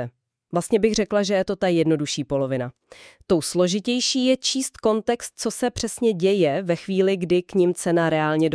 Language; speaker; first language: Czech; native; Czech